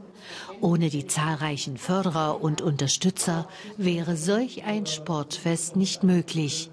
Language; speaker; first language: German; native; German